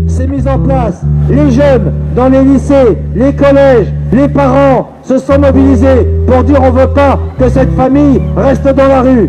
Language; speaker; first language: French; native; French